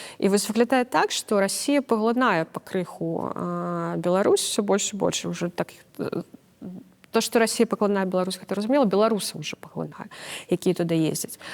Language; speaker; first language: Belarusian; non-native, local second language; Russian